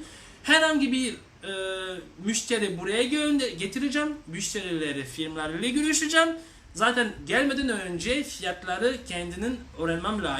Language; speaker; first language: Turkish; non-native, learner; French